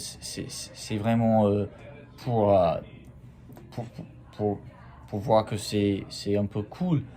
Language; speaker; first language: French; non-native, fluent; English